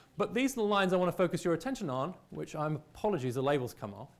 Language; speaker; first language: English; native; English